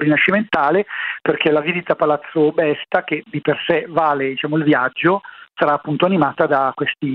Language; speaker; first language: Italian; native; Italian